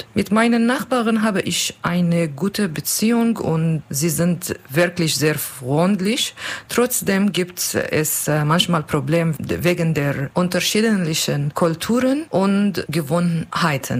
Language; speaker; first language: German; non-native, learner; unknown